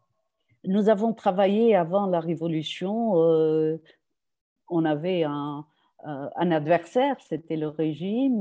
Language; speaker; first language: French; non-native, local second language; Arabic